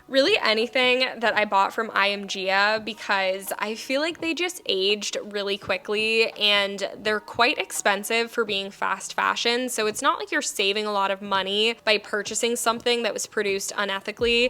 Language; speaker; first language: English; native; English